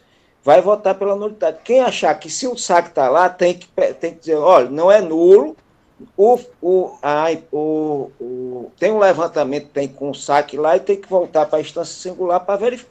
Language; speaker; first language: Portuguese; native; Portuguese